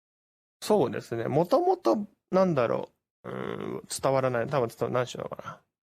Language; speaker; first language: Japanese; native; Japanese